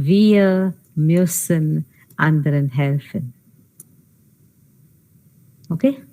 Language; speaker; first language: German; non-native, fluent; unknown